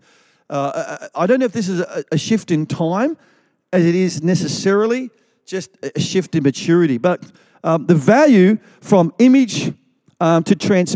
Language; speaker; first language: English; native; English